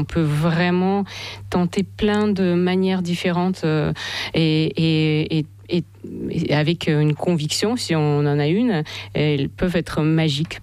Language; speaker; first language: French; non-native, fluent; Russian